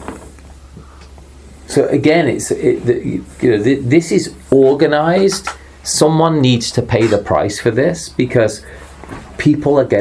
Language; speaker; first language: English; native; English